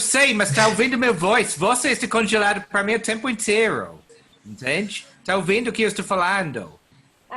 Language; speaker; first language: Portuguese; non-native, learner; English